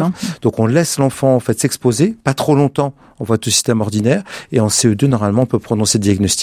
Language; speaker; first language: French; native; French